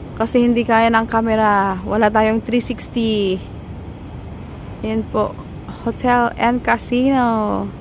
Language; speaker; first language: Filipino; native; Filipino